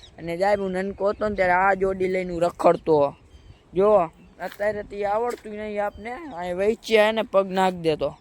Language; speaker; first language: Gujarati; native; Gujarati